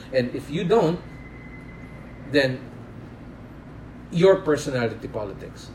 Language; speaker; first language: English; non-native, local second language; Filipino